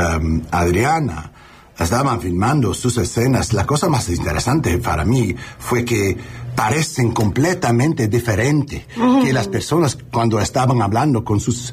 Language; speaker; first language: Spanish; non-native, learner; English